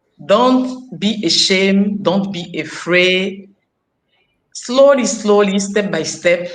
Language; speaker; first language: English; non-native, learner; French